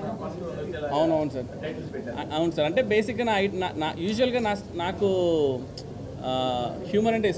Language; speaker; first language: Telugu; native; Telugu